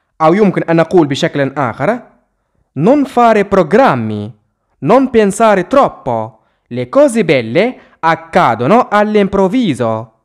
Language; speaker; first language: Italian; non-native, fluent; Arabic